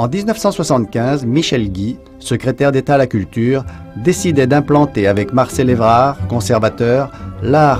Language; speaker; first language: French; native; French